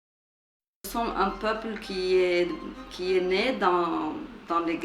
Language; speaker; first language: French; non-native, local second language; Arabic